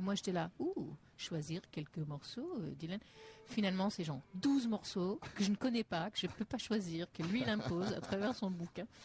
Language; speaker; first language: French; non-native, fluent; English